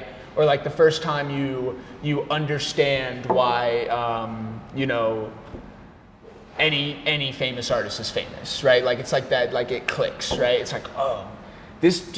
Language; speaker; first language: English; native; English